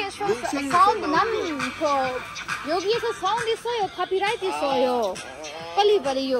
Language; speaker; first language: Korean; non-native, learner; Urdu